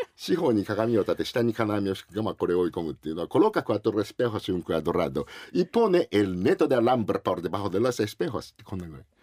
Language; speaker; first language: Japanese; native; Japanese